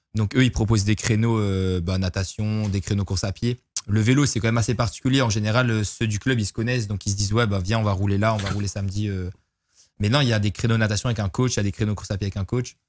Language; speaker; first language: French; native; French